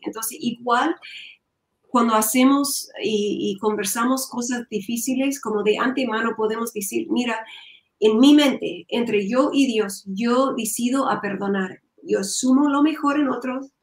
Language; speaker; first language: Spanish; non-native, learner; English